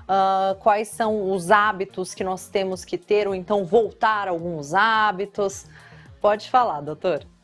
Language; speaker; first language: Portuguese; native; Portuguese